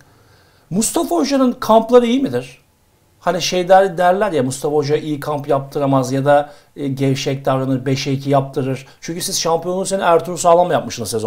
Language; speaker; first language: Turkish; native; Turkish